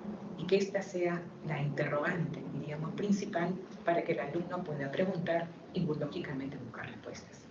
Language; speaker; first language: Spanish; native; Spanish